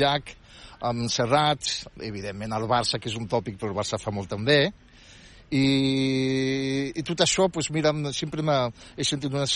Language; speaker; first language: Catalan; non-native, fluent; Berber languages